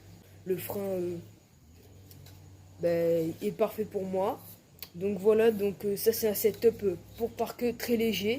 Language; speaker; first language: French; native; French